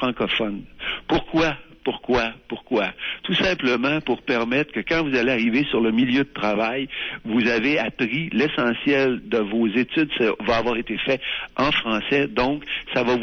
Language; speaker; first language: French; native; French